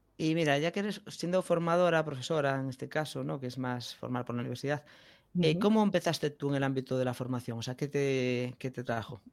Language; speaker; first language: Spanish; native; Spanish